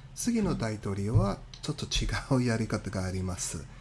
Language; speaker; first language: Japanese; non-native, fluent; English